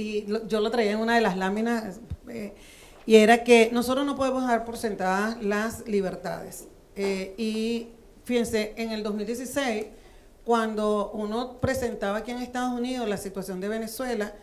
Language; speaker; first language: Spanish; native; Spanish